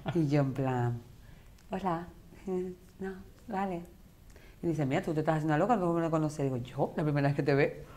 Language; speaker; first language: Spanish; native; Spanish